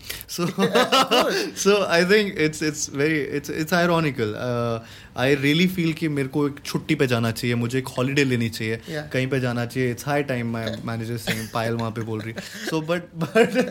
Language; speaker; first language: English; non-native, local second language; Hindi